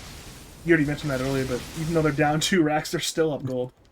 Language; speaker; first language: English; native; English